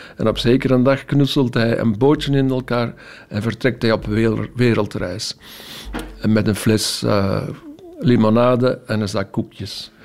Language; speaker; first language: Dutch; native; Dutch